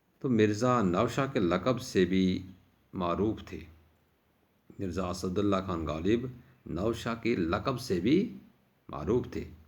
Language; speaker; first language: Urdu; non-native, local second language; Kashmiri